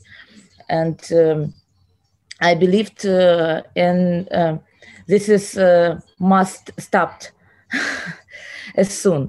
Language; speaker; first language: English; non-native, learner; Ukrainian